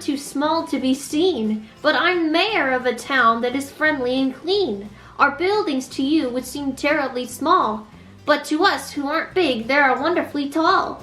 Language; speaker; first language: English; native; English